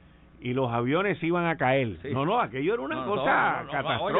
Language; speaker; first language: Spanish; native; Spanish